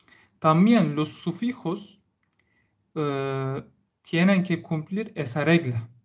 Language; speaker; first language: Spanish; non-native, learner; Turkish